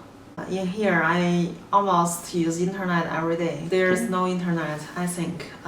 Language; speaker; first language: English; non-native, learner; Chinese